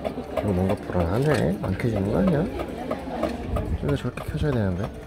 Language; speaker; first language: Korean; native; Korean